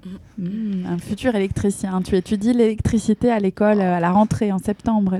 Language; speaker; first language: French; native; French